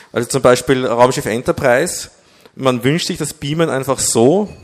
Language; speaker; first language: German; native; German